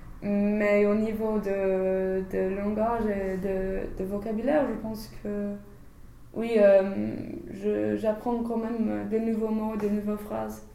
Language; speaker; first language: French; non-native, learner; English